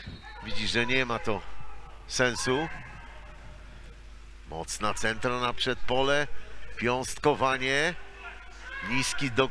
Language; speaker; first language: Polish; native; Polish